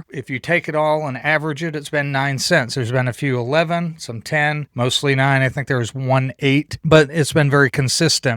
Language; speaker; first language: English; native; English